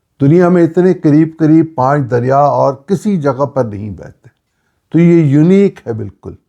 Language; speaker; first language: Urdu; non-native, local second language; Punjabi